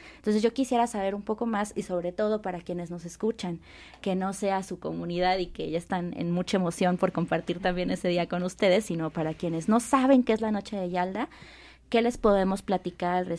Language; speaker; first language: Spanish; native; Spanish